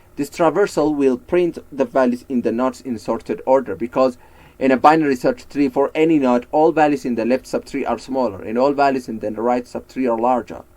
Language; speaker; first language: English; non-native, local second language; Amharic